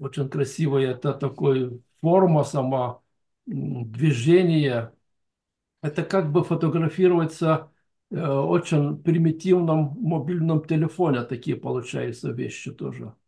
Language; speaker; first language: Russian; non-native, fluent; Lithuanian